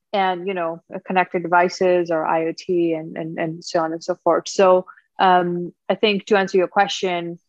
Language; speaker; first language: English; non-native, local second language; Punjabi